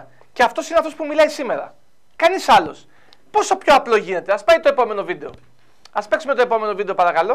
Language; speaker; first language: Greek; native; Greek